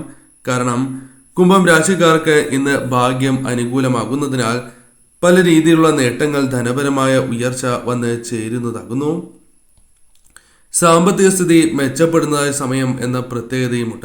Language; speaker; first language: Malayalam; native; Malayalam